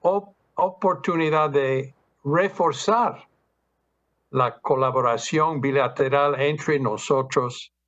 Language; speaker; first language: Spanish; non-native, fluent; English